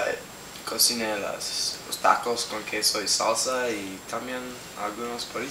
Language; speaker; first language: Spanish; non-native, learner; English